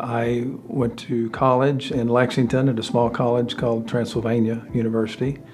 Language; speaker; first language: English; native; English